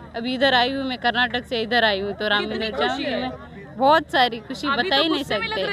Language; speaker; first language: Hindi; non-native, local second language; Kannada